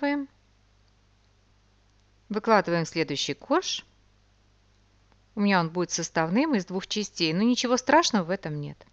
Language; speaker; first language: Russian; native; Russian